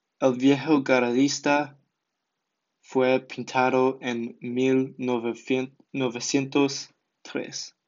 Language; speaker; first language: Spanish; non-native, learner; English